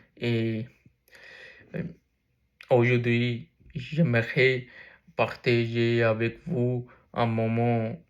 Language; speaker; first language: French; non-native, learner; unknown